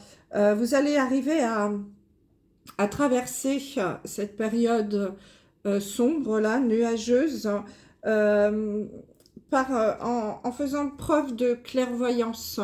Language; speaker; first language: French; native; French